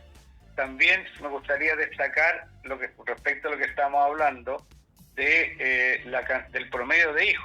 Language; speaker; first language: Spanish; native; Spanish